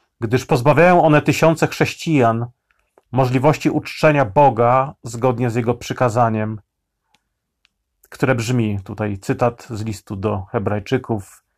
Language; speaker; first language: Polish; native; Polish